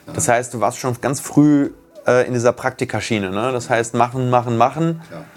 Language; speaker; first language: German; native; German